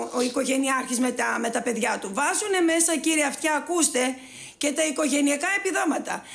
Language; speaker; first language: Greek; native; Greek